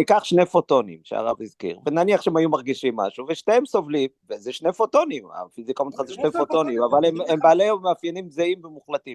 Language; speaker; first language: Hebrew; native; Hebrew